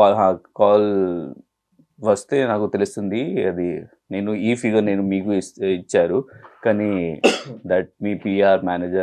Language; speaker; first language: Telugu; non-native, learner; Hindi